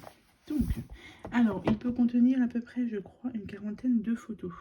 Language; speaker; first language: French; native; French